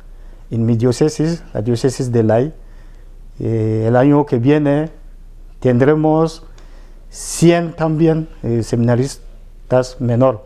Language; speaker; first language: Spanish; non-native, fluent; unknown